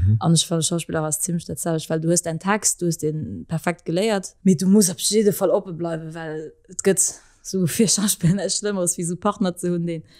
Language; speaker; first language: Luxembourgish; early bilingual, other home language; French